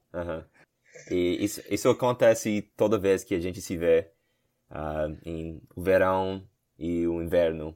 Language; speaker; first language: Portuguese; non-native, learner; English